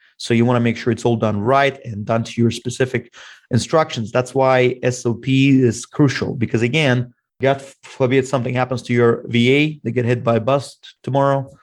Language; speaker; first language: English; non-native, fluent; Russian